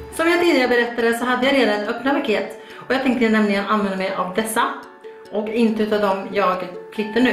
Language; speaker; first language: Swedish; native; Swedish